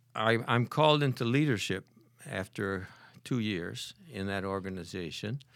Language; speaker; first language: English; native; English